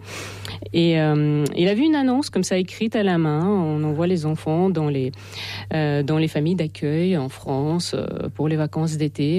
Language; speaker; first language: French; non-native, fluent; Russian